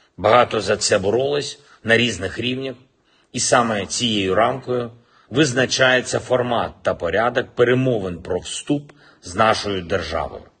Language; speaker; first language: Ukrainian; non-native, local second language; Russian